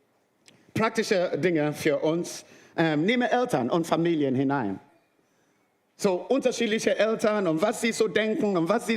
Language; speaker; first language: German; non-native, fluent; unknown